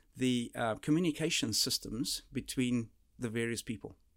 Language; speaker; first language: English; early bilingual, other home language; Dutch